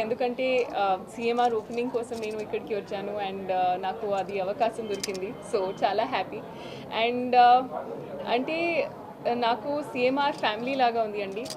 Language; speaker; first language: Telugu; non-native, learner; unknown